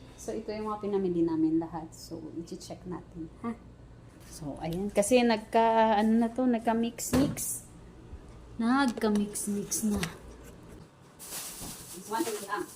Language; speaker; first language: Filipino; native; Filipino